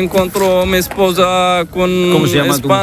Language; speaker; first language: Spanish; non-native, learner; Arabic